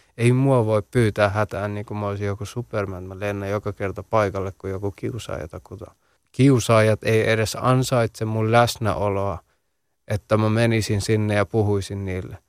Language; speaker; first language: Finnish; early bilingual, other home language; Central Kurdish